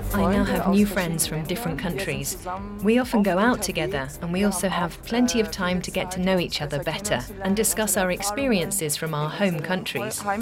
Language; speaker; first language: English; non-native, fluent; Turkish